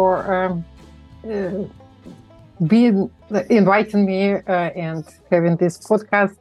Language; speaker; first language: English; non-native, fluent; Russian